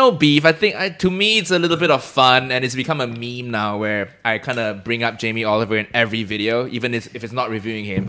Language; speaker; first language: English; non-native, local second language; Cantonese